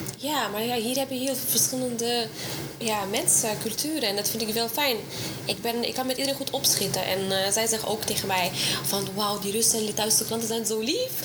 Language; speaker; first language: Dutch; non-native, fluent; Russian